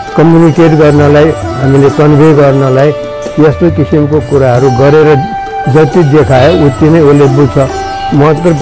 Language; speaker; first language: Nepali; non-native, local second language; Newari